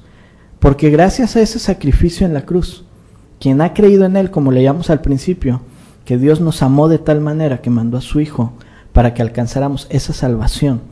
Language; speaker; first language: Spanish; native; Spanish